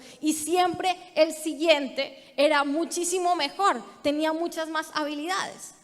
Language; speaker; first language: Spanish; native; Spanish